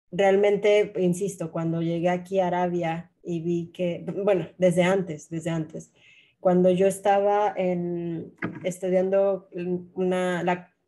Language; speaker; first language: Spanish; native; Spanish